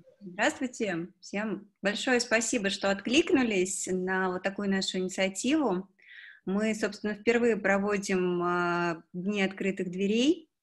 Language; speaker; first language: Russian; native; Russian